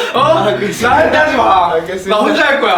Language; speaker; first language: Korean; native; Korean